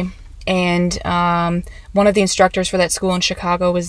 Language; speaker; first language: English; native; English